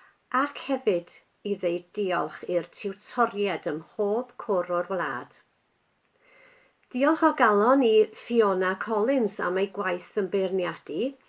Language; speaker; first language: Welsh; native; Welsh